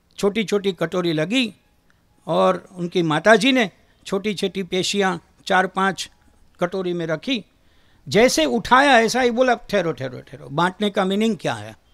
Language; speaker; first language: Hindi; non-native, local second language; Gujarati